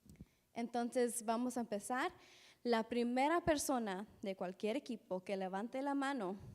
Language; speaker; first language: Spanish; native; Spanish